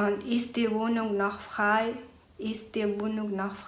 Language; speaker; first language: German; non-native, fluent; Mongolian